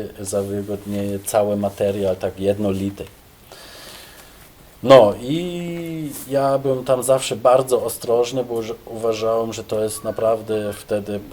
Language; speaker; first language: Polish; non-native, fluent; German